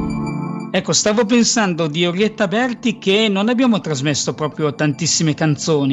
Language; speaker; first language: Italian; native; Italian